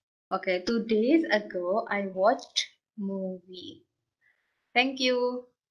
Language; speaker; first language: English; non-native, fluent; Javanese